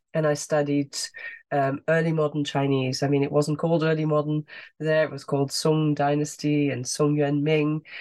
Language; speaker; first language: English; non-native, fluent; Dutch